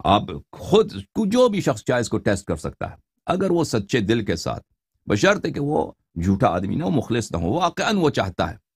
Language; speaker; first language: Urdu; non-native, fluent; Persian